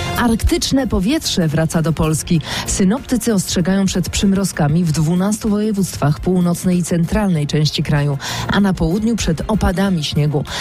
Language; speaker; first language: Polish; native; Polish